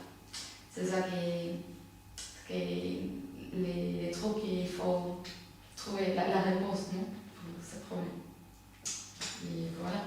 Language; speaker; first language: French; non-native, fluent; Spanish